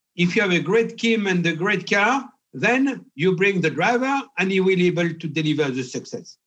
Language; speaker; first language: English; non-native, fluent; French